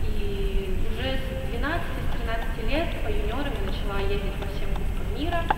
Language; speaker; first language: Russian; early bilingual, heritage; Russian